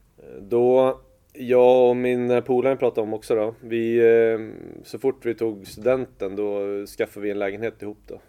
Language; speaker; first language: Swedish; native; Swedish